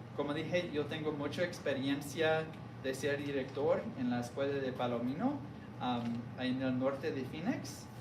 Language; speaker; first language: Spanish; non-native, fluent; English